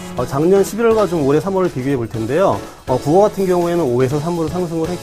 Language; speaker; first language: Korean; native; Korean